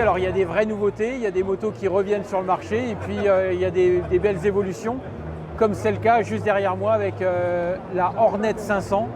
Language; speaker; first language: French; native; French